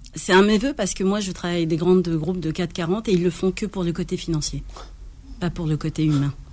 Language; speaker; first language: French; early bilingual, other home language; Arabic